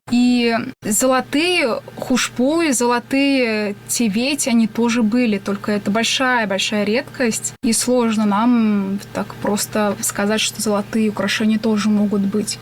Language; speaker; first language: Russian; non-native, local second language; Chuvash